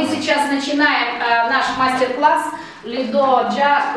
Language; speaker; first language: Russian; native; Russian